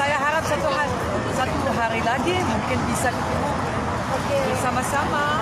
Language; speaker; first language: Indonesian; non-native, fluent; French